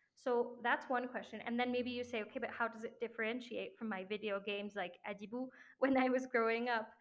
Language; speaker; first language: English; non-native, fluent; French